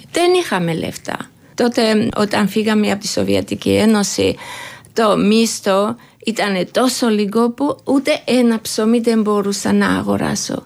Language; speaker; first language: Greek; non-native, learner; Georgian